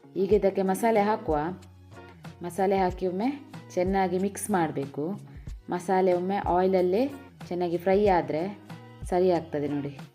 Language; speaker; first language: Kannada; native; Kannada